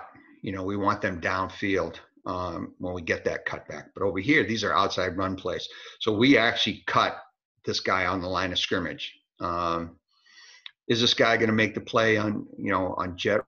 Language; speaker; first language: English; native; English